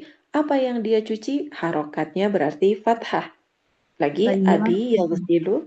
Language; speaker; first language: Indonesian; native; Indonesian